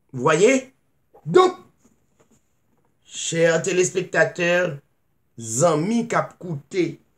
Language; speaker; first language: French; non-native, local second language; Haitian Creole